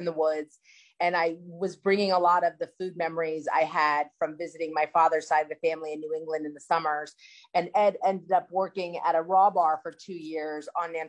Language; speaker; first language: English; native; English